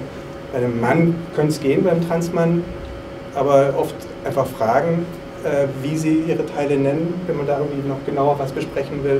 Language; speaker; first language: German; native; German